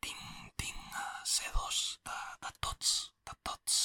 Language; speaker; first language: Spanish; non-native, fluent; English